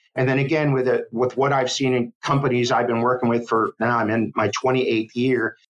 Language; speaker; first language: English; native; English